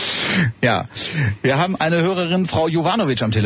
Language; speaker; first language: German; native; German